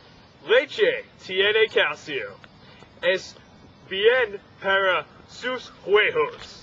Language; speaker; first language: Spanish; non-native, learner; English